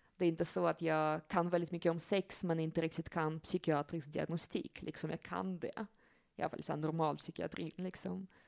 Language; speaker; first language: Swedish; early bilingual, other home language; Russian